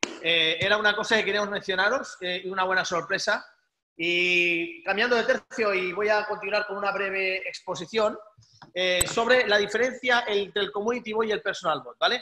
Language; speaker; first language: Spanish; native; Spanish